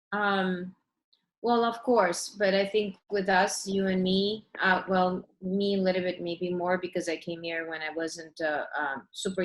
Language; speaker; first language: English; early bilingual, other home language; Russian